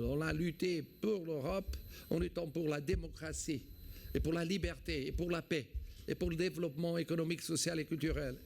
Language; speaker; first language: French; non-native, fluent; Portuguese